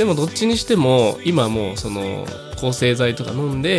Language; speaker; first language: Japanese; native; Japanese